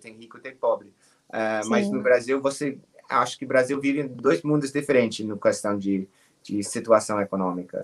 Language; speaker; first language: Portuguese; non-native, learner; English